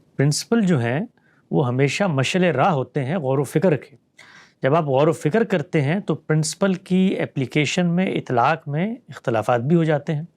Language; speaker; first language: Urdu; native; Urdu